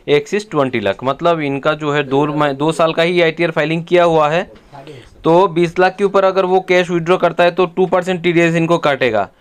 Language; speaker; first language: Hindi; non-native, local second language; Bangla